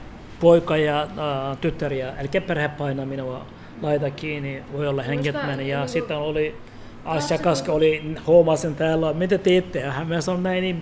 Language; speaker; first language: Finnish; non-native, learner; Turkish